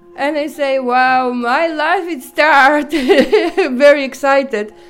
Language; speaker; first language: English; non-native, learner; Ukrainian